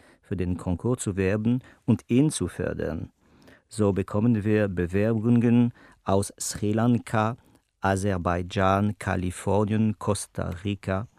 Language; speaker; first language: German; non-native, learner; French